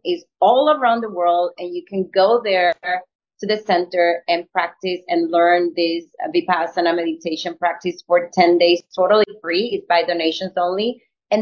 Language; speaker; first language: English; non-native, fluent; Spanish